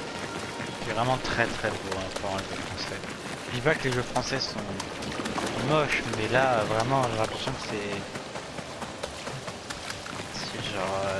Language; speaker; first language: French; native; French